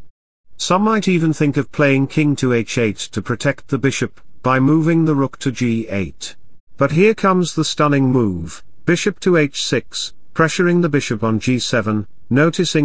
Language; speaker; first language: English; non-native, local second language; Hindi